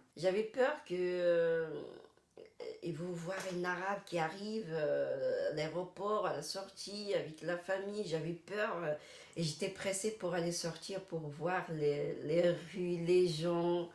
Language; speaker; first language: French; non-native, local second language; Arabic